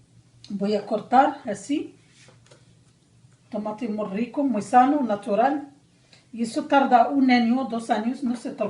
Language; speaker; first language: Spanish; non-native, learner; Arabic